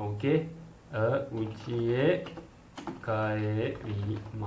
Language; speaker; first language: Japanese; non-native, learner; Malay